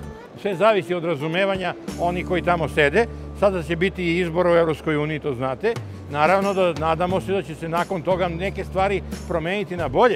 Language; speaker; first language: Serbian; native; Serbian